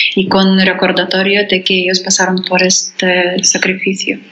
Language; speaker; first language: Spanish; non-native, fluent; Lithuanian